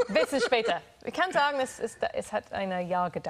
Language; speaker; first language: German; non-native, fluent; English